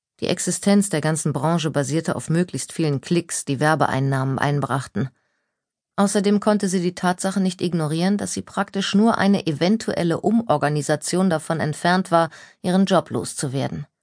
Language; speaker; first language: German; native; German